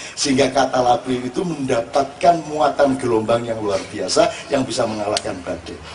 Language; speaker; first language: Indonesian; non-native, local second language; Javanese